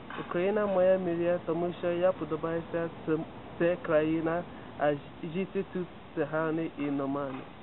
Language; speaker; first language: Ukrainian; non-native, learner; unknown